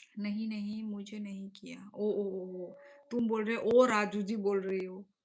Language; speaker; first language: Hindi; non-native, local second language; Kok Borok